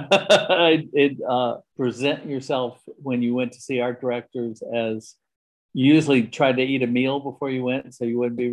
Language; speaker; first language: English; native; English